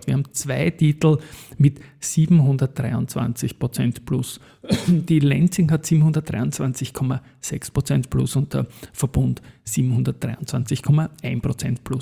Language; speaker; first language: German; native; German